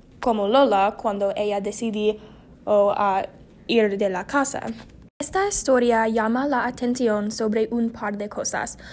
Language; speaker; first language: Spanish; non-native, learner; English